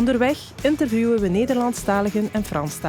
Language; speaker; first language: Dutch; native; Dutch